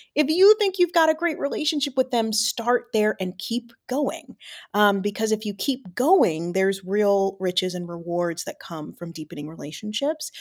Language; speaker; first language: English; native; English